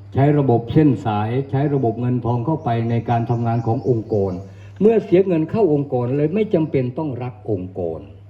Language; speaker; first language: Thai; non-native, local second language; Northern Khmer